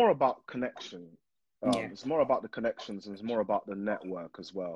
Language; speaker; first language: English; non-native, local second language; Yoruba